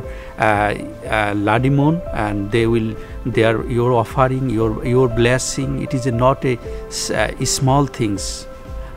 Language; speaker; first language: English; non-native, local second language; Bangla